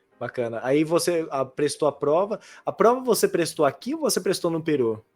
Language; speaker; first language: Portuguese; native; Portuguese